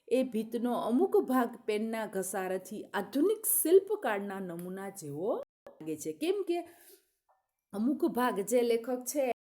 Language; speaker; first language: Gujarati; native; Gujarati